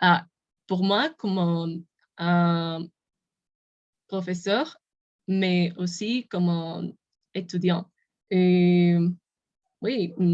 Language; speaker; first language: French; non-native, learner; Spanish